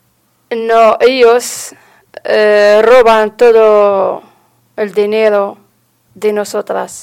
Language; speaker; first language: Spanish; non-native, learner; Arabic